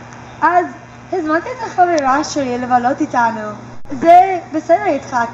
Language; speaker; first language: Hebrew; non-native, learner; English